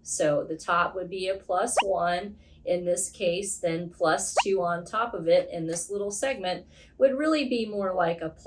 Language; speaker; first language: English; native; English